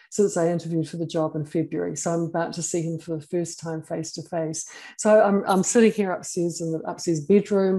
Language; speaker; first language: English; native; English